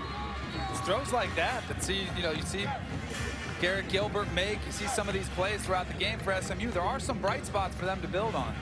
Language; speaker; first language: English; native; English